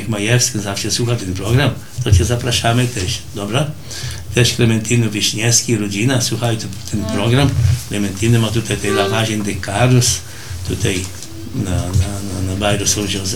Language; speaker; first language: Polish; early bilingual, heritage; Polish